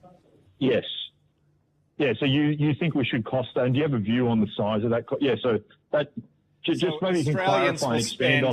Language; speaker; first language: English; native; English